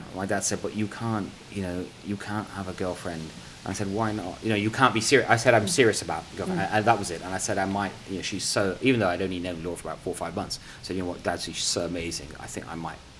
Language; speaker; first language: English; non-native, local second language; Punjabi